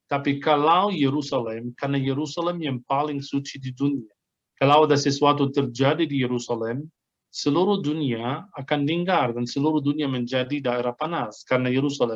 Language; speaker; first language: Indonesian; non-native, fluent; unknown